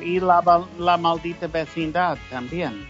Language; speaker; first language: Spanish; non-native, fluent; English